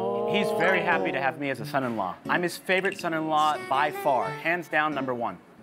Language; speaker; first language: English; native; English